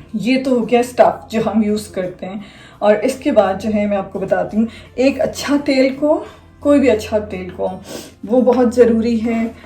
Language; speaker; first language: Urdu; native; Urdu